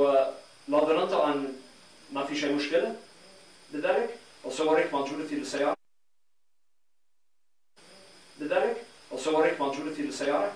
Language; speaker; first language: Arabic; non-native, learner; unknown